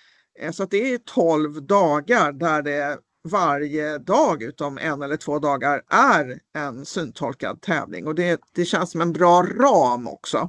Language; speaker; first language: Swedish; native; Swedish